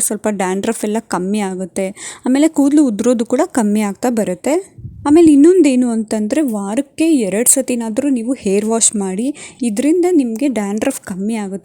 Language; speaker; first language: Kannada; native; Kannada